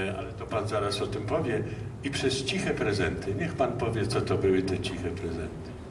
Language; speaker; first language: Polish; native; Polish